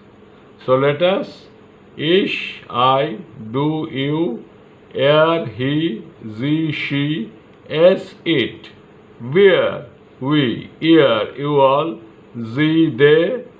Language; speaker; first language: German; non-native, learner; Bangla